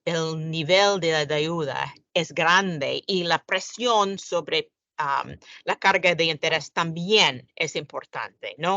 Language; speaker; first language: Spanish; non-native, fluent; English